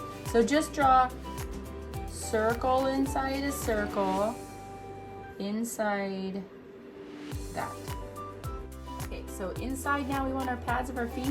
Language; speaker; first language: English; native; English